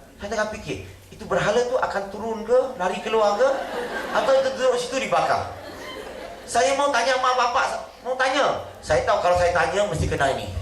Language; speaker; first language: Malay; non-native, local second language; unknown